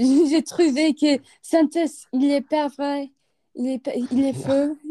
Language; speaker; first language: French; non-native, learner; English